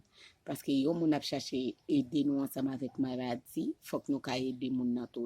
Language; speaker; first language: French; non-native, local second language; Haitian Creole